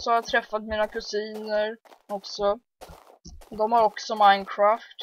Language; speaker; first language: Swedish; early bilingual, heritage; Swedish